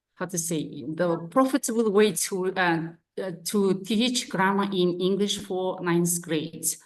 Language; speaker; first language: English; non-native, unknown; Kazakh